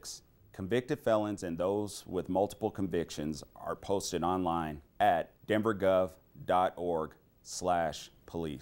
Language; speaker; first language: English; native; English